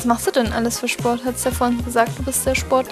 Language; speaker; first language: German; native; German